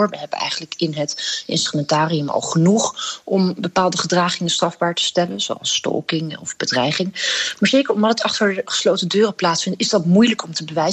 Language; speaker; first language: Dutch; native; Dutch